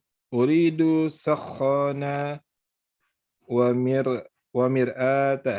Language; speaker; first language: Arabic; non-native, learner; Indonesian